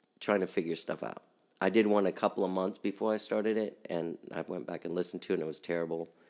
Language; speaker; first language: English; native; English